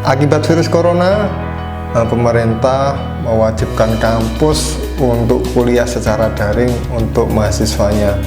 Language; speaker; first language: Indonesian; native; Indonesian